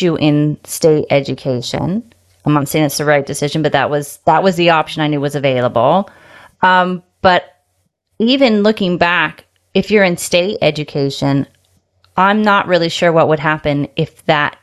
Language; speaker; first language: English; native; English